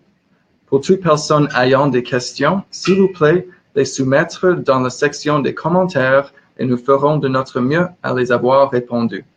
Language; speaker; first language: French; non-native, learner; English